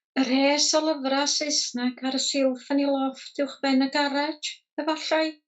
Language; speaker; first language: Welsh; native; Welsh